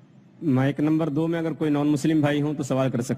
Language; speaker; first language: Hindi; native; Hindi